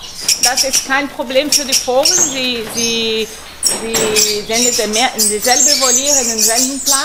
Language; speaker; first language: German; non-native, learner; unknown